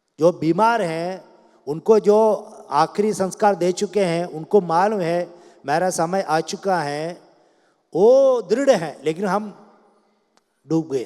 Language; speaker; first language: Hindi; non-native, local second language; Malayalam